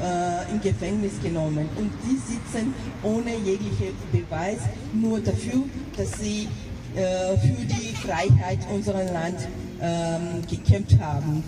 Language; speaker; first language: German; non-native, local second language; Georgian